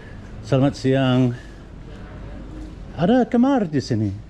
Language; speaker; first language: Indonesian; non-native, learner; English